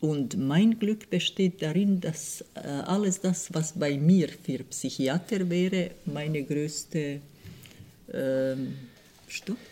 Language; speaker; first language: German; non-native, fluent; Croatian